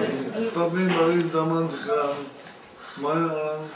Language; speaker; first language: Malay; non-native, local second language; Chinese